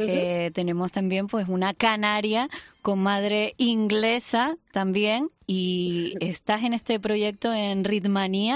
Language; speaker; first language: Spanish; native; Spanish